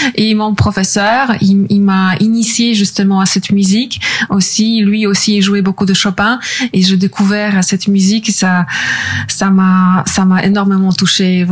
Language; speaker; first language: French; non-native, fluent; Polish